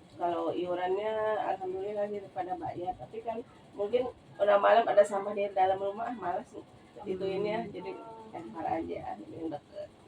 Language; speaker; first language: Indonesian; non-native, local second language; Sundanese